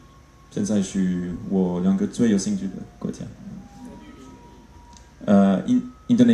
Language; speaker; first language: Chinese; non-native, learner; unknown